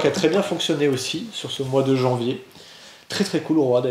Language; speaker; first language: French; native; French